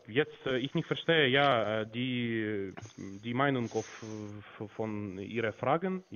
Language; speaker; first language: German; non-native, learner; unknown